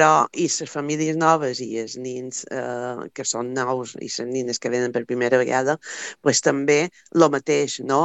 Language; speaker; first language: Catalan; native; Catalan